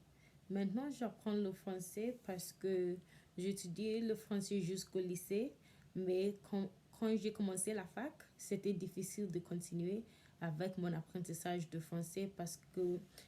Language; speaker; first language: French; non-native, learner; English